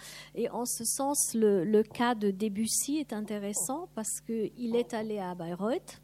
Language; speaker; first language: French; non-native, fluent; German